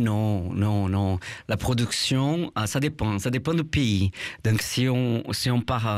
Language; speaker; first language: French; non-native, fluent; Portuguese